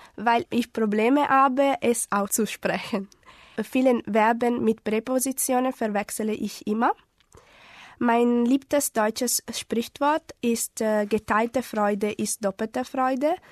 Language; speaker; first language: German; non-native, fluent; Italian